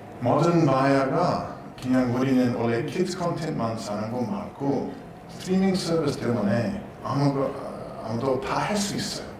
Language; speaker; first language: Korean; non-native, learner; English